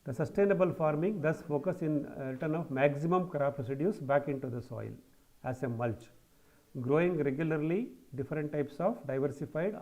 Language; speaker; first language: English; non-native, local second language; Kannada